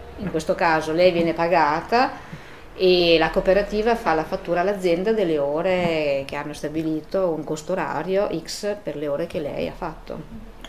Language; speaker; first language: Italian; native; Italian